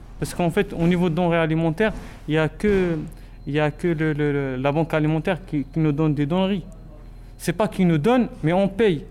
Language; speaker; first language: French; non-native, local second language; Arabic